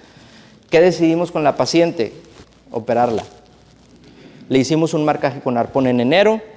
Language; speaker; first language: Spanish; native; Spanish